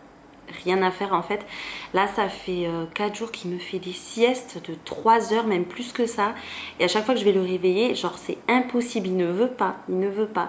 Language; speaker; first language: French; native; French